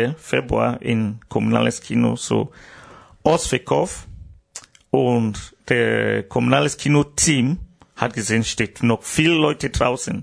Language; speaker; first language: German; non-native, learner; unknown